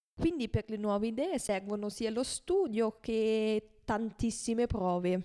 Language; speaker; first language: Italian; non-native, fluent; German